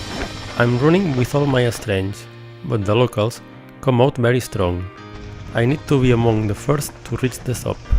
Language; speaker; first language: English; non-native, fluent; Catalan